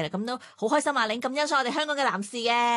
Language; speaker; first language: Cantonese; native; Cantonese